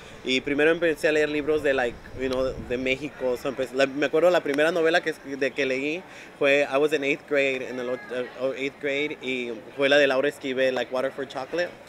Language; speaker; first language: Spanish; early bilingual, heritage; Spanish